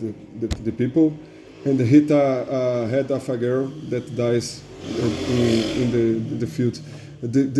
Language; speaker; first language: English; non-native, learner; Portuguese